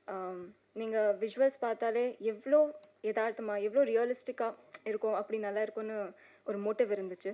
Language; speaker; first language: Tamil; non-native, fluent; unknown